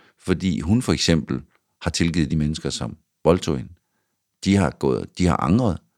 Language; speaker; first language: Danish; native; Danish